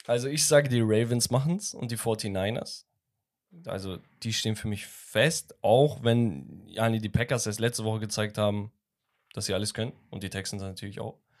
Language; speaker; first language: German; early bilingual, other home language; Turkish